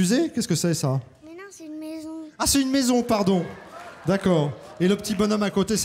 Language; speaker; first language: French; native; French